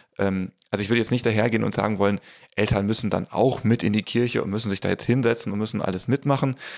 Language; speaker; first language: German; native; German